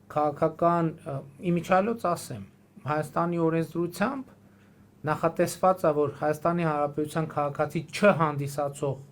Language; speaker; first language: Armenian; native; Armenian